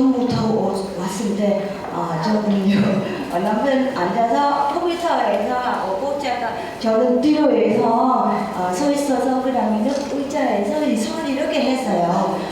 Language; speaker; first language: Korean; non-native, learner; Vietnamese